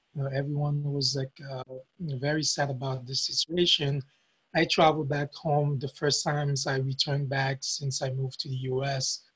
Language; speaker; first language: English; non-native, fluent; Haitian Creole